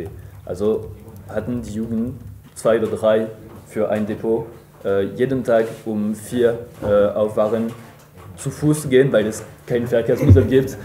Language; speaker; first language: German; non-native, fluent; French